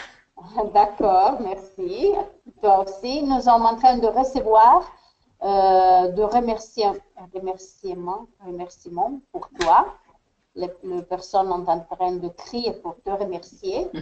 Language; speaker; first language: French; non-native, fluent; Spanish